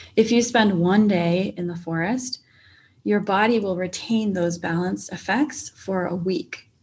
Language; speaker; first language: English; native; English